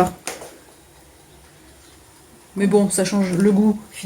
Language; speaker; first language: French; native; French